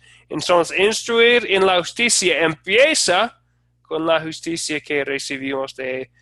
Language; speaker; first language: Spanish; non-native, fluent; English